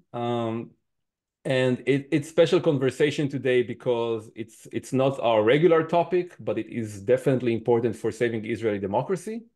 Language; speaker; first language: English; non-native, fluent; Hebrew